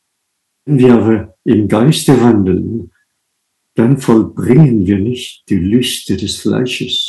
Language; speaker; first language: German; non-native, fluent; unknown